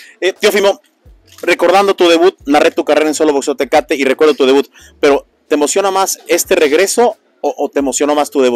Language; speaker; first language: Spanish; native; Spanish